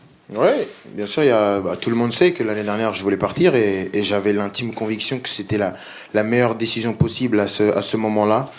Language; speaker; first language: French; native; French